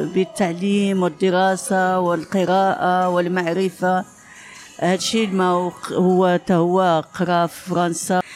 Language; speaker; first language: Arabic; native; Arabic